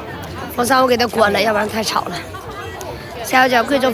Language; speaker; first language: Chinese; native; Chinese